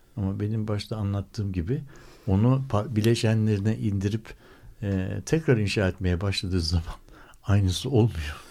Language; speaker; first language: Turkish; native; Turkish